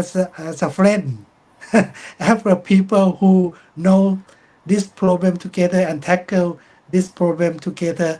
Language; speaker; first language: English; non-native, fluent; Thai